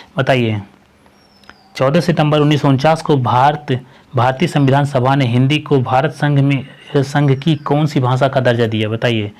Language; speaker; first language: Hindi; native; Hindi